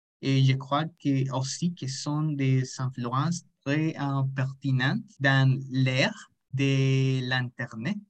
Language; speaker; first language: French; non-native, learner; Spanish